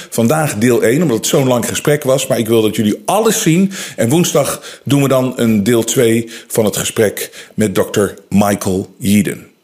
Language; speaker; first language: Dutch; native; Dutch